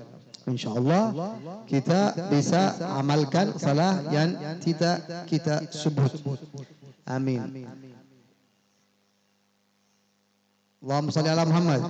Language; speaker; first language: Indonesian; non-native, fluent; Arabic